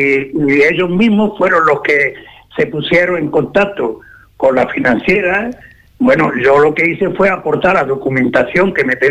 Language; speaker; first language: Spanish; native; Spanish